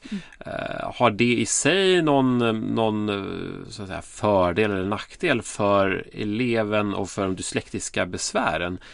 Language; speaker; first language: Swedish; native; Swedish